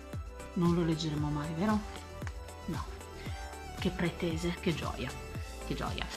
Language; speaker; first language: Italian; native; Italian